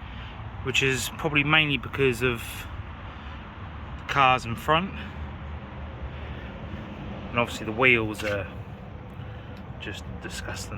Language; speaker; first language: English; native; English